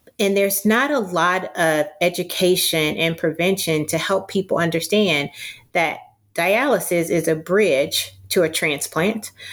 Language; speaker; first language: English; native; English